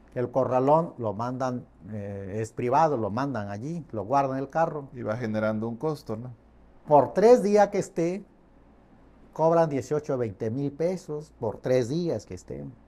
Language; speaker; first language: Spanish; non-native, fluent; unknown